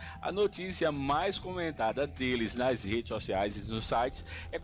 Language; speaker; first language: Portuguese; native; Portuguese